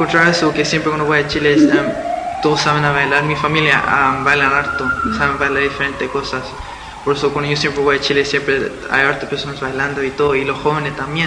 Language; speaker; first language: Spanish; early bilingual, heritage; Spanish